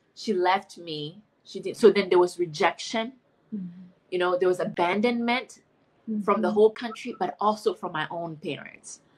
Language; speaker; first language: English; non-native, fluent; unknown